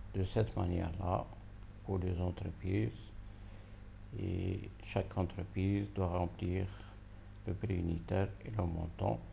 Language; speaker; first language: French; non-native, local second language; Arabic